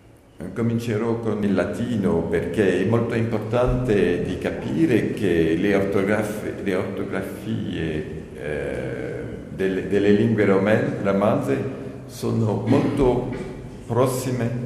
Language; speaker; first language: Italian; non-native, learner; French